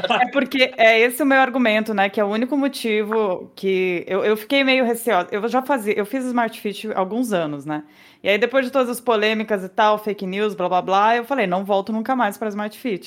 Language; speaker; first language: Portuguese; native; Portuguese